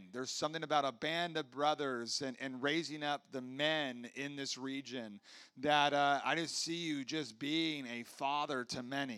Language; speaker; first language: English; native; English